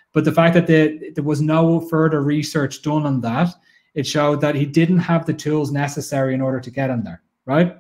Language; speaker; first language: English; native; English